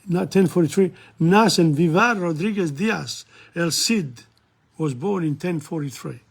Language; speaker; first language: Spanish; non-native, learner; English